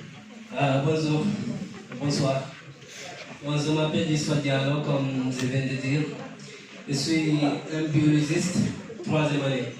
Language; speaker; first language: French; non-native, fluent; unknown